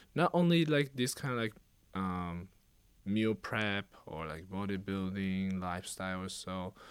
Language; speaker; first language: English; non-native, fluent; Japanese